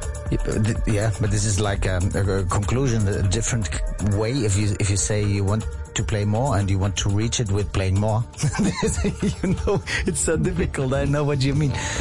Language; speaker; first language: English; non-native, fluent; German